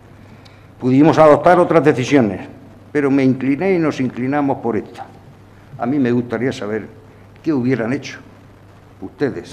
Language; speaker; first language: Spanish; native; Spanish